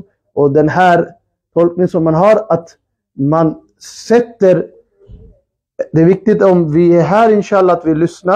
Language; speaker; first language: Swedish; early bilingual, other home language; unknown